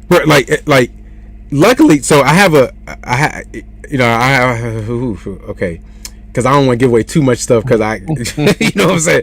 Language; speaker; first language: English; native; English